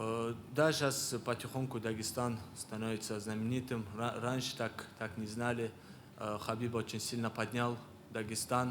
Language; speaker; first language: Russian; non-native, local second language; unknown